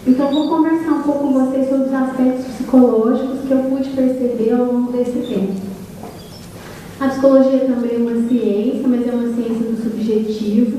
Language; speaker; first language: Portuguese; native; Portuguese